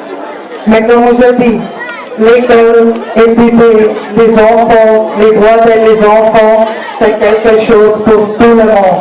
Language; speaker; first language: French; non-native, learner; German